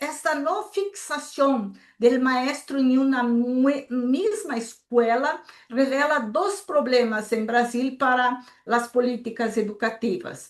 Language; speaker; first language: Spanish; non-native, local second language; Portuguese